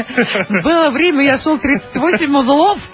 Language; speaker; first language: Russian; native; Russian